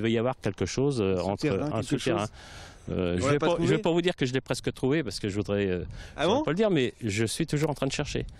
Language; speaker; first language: French; native; French